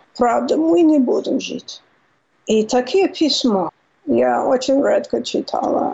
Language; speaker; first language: Russian; non-native, fluent; English